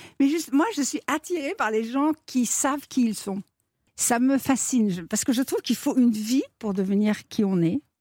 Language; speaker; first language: French; native; French